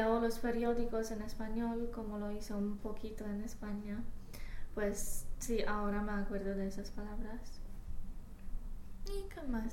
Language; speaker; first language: Spanish; non-native, fluent; English